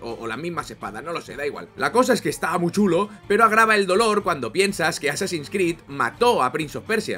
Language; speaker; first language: Spanish; native; Spanish